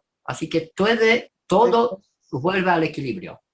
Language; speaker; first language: Spanish; non-native, fluent; Romanian